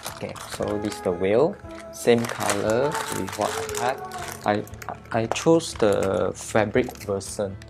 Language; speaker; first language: English; non-native, local second language; Chinese